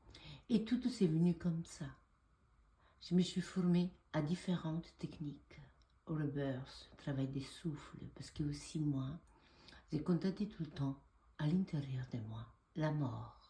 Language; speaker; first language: French; non-native, fluent; Italian